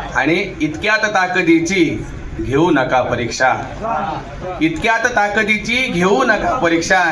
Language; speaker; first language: Marathi; non-native, local second language; Konkani